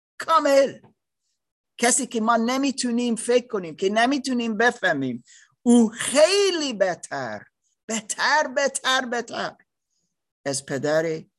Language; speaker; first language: Persian; non-native, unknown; German